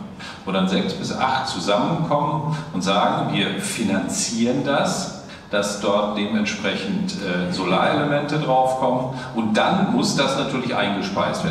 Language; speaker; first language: German; native; German